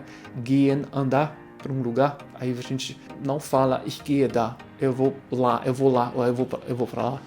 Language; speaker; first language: Portuguese; non-native, fluent; German